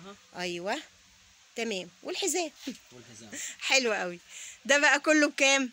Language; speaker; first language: Arabic; native; Arabic